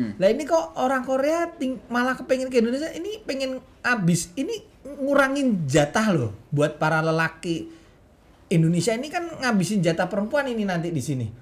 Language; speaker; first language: Indonesian; native; Indonesian